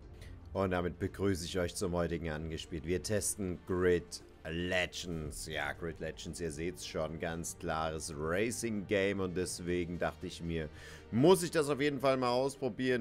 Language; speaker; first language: German; native; German